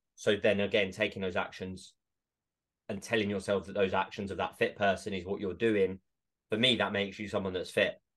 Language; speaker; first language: English; native; English